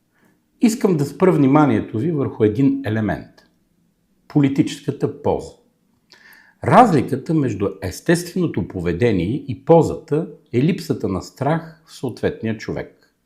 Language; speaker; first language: Bulgarian; native; Bulgarian